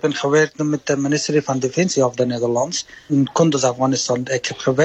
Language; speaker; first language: Dutch; non-native, learner; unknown